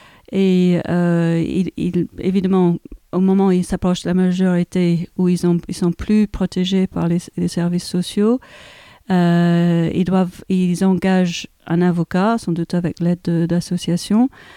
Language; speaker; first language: French; native; French